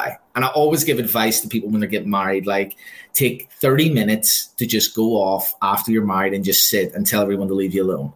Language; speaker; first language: English; native; English